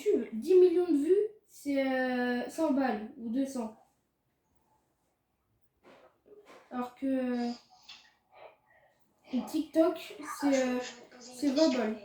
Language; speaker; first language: French; native; French